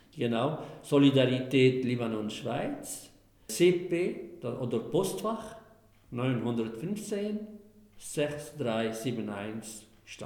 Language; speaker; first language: German; non-native, fluent; Arabic